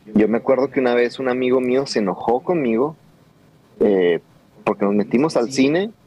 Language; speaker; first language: Spanish; native; Spanish